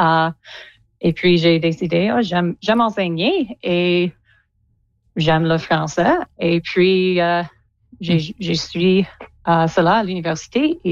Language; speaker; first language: French; non-native, local second language; English